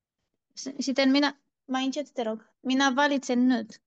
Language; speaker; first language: Finnish; non-native, learner; Turkish